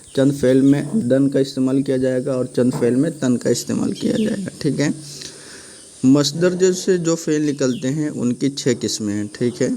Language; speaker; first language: Urdu; native; Urdu